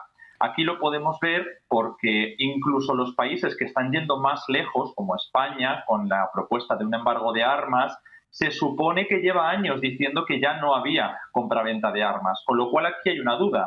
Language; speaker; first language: Spanish; native; Spanish